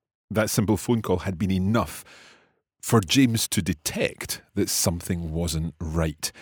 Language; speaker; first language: English; native; English